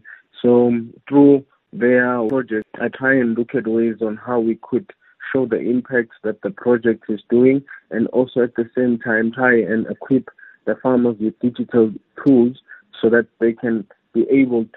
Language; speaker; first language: English; non-native, local second language; Zulu